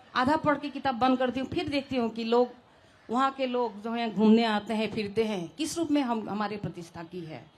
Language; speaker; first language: Hindi; non-native, local second language; Assamese